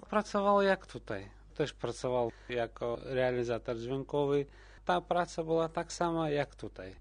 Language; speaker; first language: Polish; non-native, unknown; Russian